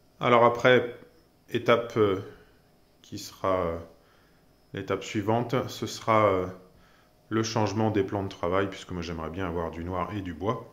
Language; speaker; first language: French; native; French